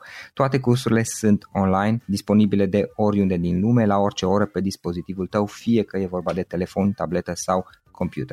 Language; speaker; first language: Romanian; native; Romanian